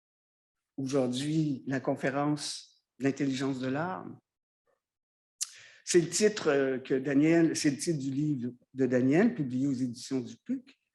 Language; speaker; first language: French; native; French